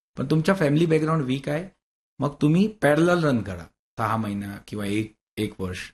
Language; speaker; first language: Marathi; non-native, local second language; Hindi